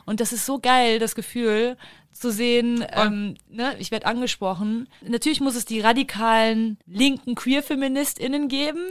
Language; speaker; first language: German; early bilingual, other home language; Turkish